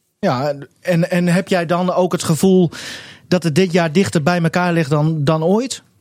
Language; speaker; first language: Dutch; native; Dutch